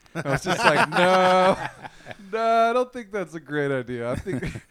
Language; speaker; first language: English; native; English